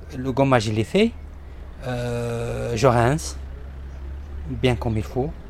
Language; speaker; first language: French; non-native, local second language; Arabic